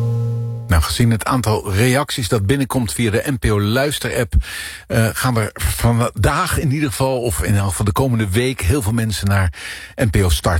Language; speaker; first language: Dutch; native; Dutch